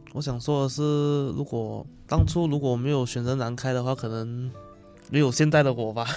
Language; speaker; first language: Chinese; native; Chinese